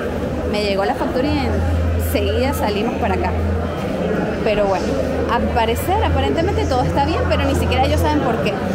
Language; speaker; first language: Spanish; native; Spanish